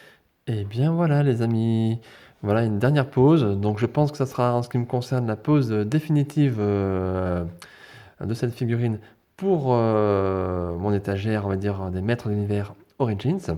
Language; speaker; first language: French; native; French